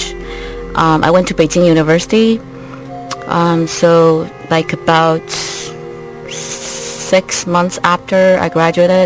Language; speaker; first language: English; non-native, fluent; Chinese